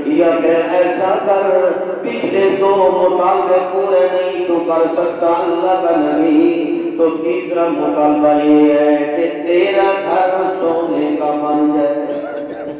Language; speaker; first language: Urdu; non-native, local second language; Saraiki